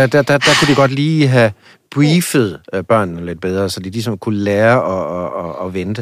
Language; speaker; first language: Danish; native; Danish